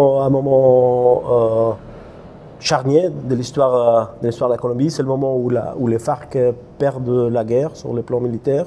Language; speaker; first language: French; non-native, fluent; Spanish